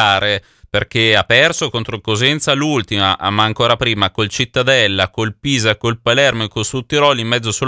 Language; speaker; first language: Italian; native; Italian